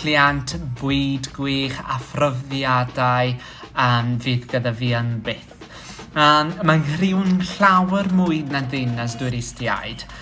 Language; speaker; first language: Welsh; non-native, fluent; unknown